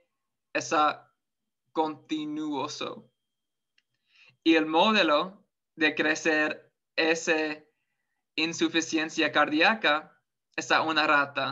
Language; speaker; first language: Spanish; non-native, fluent; English